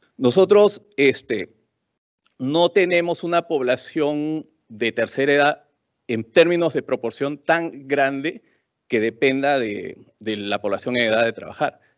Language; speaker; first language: Spanish; native; Spanish